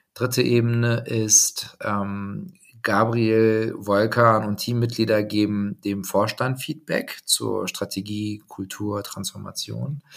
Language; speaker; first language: German; native; German